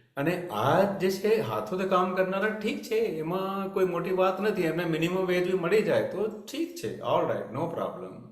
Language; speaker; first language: Gujarati; native; Gujarati